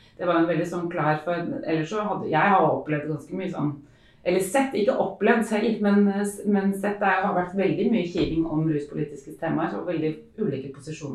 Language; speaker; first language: Norwegian; native; Norwegian